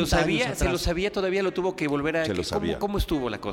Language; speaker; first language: Spanish; native; Spanish